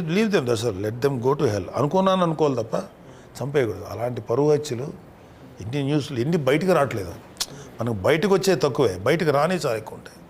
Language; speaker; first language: Telugu; native; Telugu